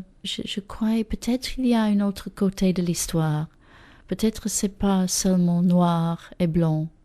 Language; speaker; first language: French; non-native, fluent; English